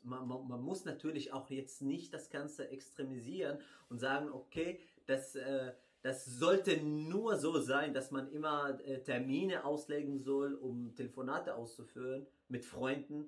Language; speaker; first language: German; non-native, fluent; Arabic